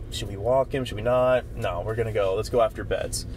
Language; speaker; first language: English; native; English